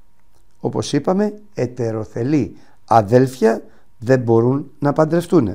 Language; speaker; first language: Greek; native; Greek